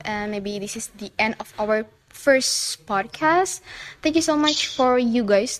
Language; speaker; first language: English; non-native, fluent; Indonesian